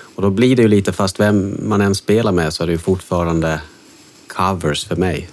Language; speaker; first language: Swedish; native; Swedish